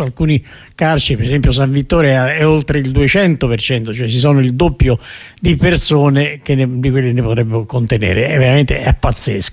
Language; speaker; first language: Italian; native; Italian